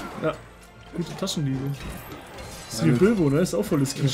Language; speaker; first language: German; native; German